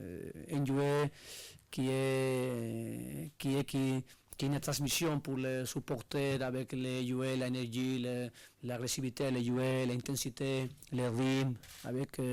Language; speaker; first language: French; non-native, learner; Spanish